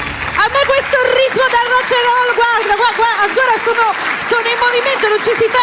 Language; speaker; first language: Italian; native; Italian